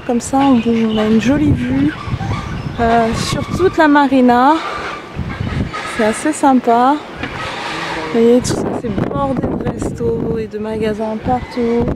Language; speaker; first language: French; native; French